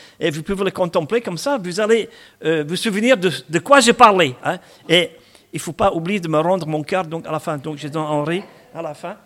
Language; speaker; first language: French; non-native, fluent; English